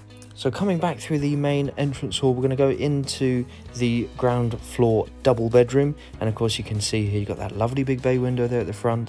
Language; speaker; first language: English; native; English